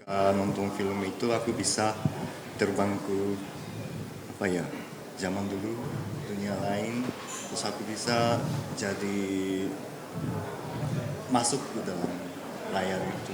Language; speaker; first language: Indonesian; early bilingual, heritage; Japanese